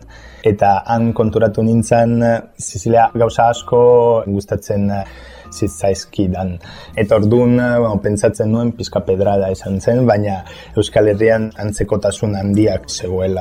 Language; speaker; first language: Basque; non-native, fluent; Italian